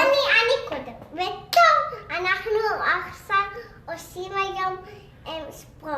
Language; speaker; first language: Hebrew; early bilingual, heritage; Hebrew